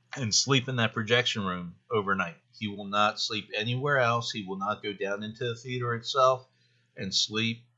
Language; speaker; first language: English; native; English